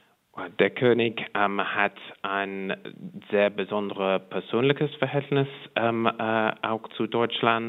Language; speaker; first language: German; non-native, fluent; English